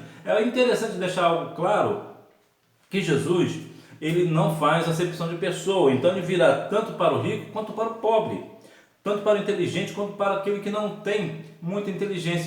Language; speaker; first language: Portuguese; native; Portuguese